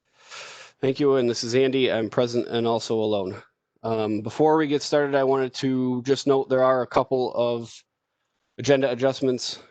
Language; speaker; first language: English; native; English